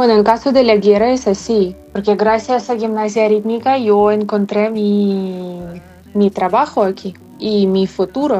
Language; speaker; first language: Spanish; non-native, fluent; Ukrainian